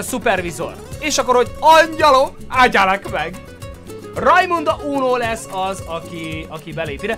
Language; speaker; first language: Hungarian; native; Hungarian